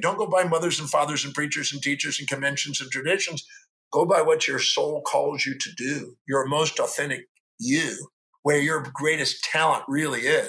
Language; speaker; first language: English; native; English